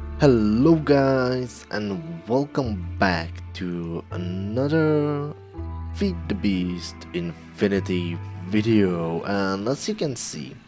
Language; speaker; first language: English; non-native, fluent; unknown